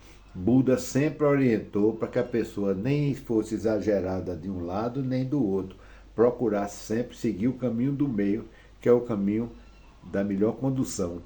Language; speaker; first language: Portuguese; native; Portuguese